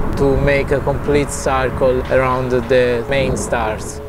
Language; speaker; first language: English; non-native, fluent; Italian